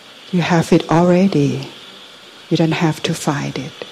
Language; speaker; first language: English; non-native, fluent; Thai